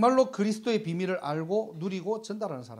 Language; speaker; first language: Korean; native; Korean